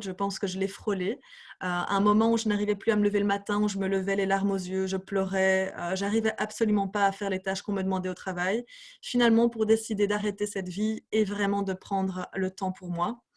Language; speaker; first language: French; native; French